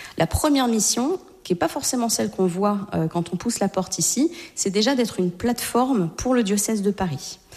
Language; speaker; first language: French; native; French